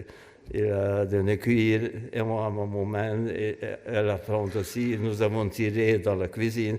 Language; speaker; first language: French; non-native, fluent; Hungarian